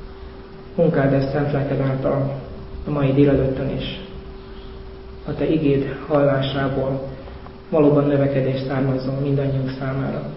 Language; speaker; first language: Hungarian; native; Hungarian